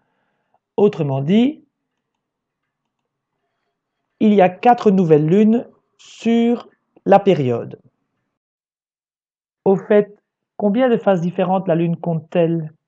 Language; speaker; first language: French; native; French